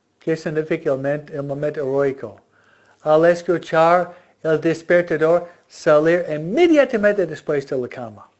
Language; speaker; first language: Spanish; non-native, fluent; English